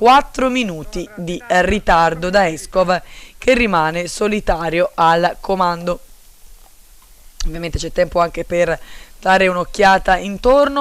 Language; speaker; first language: Italian; native; Italian